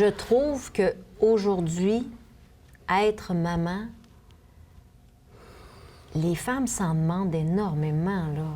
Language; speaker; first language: French; native; French